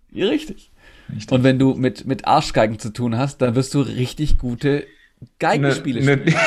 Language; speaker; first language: German; non-native, local second language; Greek